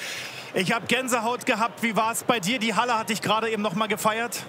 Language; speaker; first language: German; native; German